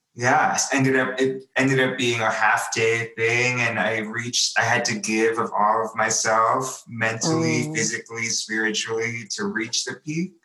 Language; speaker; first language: English; native; English